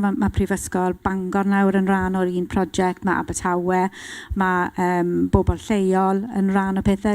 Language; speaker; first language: Welsh; non-native, local second language; English